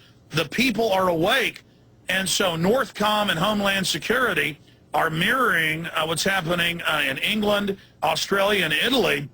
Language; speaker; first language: English; native; English